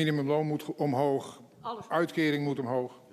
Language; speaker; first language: Dutch; non-native, local second language; Western Frisian